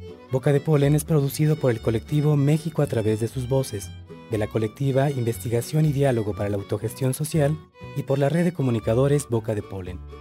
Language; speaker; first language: Spanish; native; Spanish